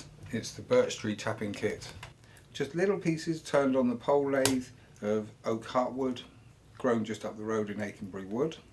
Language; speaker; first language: English; native; English